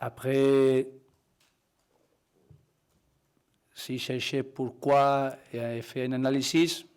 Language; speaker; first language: French; non-native, learner; Spanish